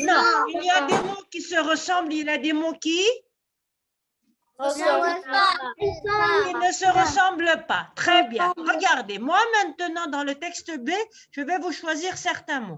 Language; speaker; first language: French; non-native, local second language; Arabic